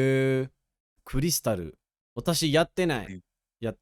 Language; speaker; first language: Japanese; non-native, fluent; English